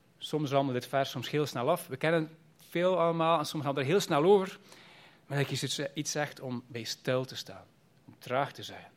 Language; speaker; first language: Dutch; native; Dutch